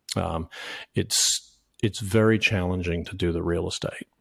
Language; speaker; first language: English; native; English